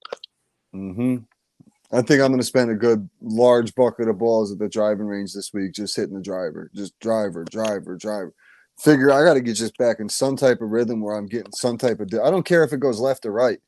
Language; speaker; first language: English; native; English